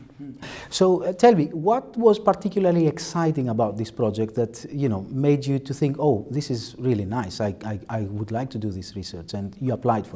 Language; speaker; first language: English; non-native, fluent; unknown